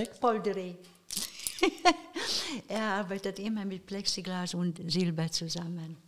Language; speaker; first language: German; non-native, fluent; Hungarian